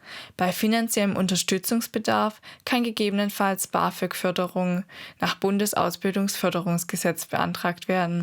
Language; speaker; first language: German; native; German